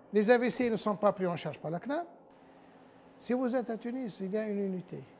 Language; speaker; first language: French; non-native, local second language; Arabic